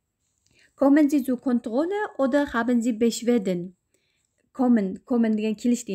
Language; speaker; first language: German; non-native, fluent; Uyghur